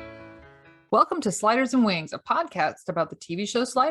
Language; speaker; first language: English; native; English